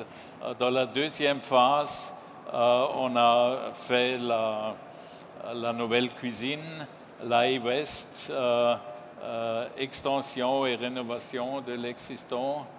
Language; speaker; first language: French; non-native, learner; German